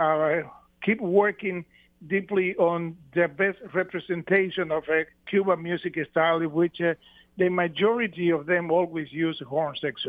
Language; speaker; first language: English; non-native, fluent; Spanish